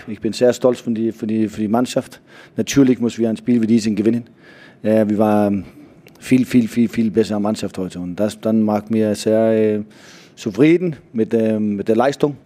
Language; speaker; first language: German; non-native, fluent; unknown